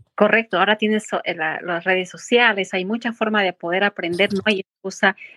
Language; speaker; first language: Spanish; native; Spanish